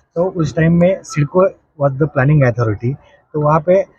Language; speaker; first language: Hindi; non-native, local second language; Marathi